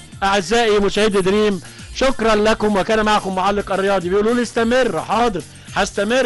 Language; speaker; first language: Arabic; native; Arabic